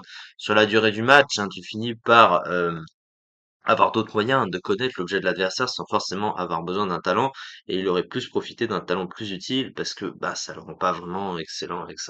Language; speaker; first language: French; native; French